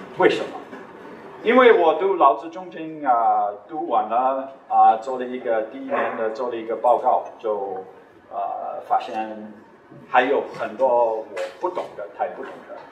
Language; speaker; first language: Chinese; non-native, fluent; English